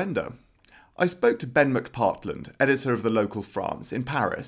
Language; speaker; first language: English; native; English